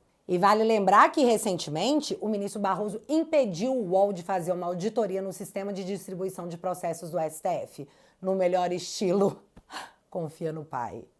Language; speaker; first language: Portuguese; native; Portuguese